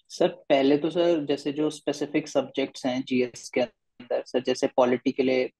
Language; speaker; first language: Hindi; native; Hindi